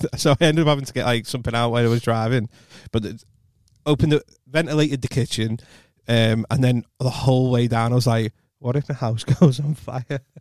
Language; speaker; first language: English; native; English